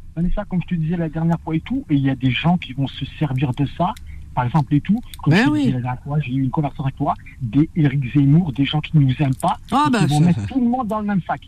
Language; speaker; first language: French; native; French